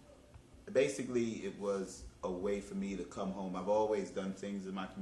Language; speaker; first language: English; native; English